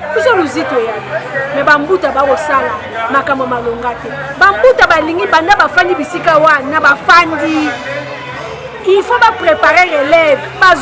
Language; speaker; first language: Lingala; non-native, local second language; Kongo